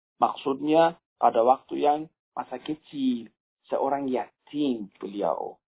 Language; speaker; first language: Indonesian; non-native, fluent; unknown